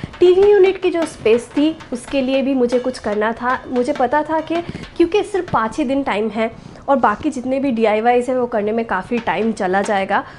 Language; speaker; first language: Hindi; non-native, local second language; Bangla